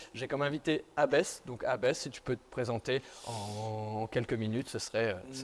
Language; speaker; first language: French; native; French